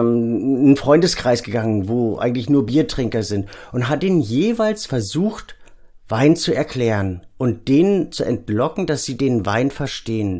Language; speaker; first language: German; native; German